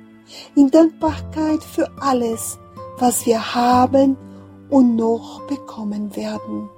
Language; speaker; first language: German; non-native, fluent; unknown